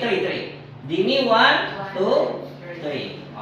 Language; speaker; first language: English; non-native, fluent; Indonesian